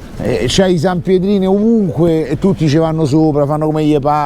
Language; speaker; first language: Italian; native; Italian